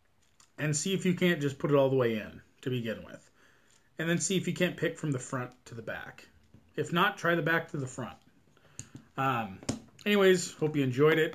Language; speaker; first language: English; native; English